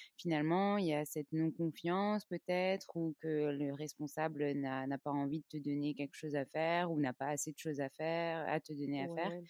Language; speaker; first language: French; native; French